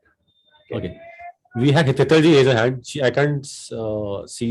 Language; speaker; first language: English; non-native, local second language; Hindi